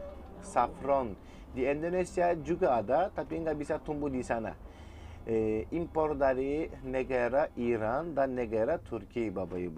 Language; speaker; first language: Indonesian; non-native, fluent; Turkish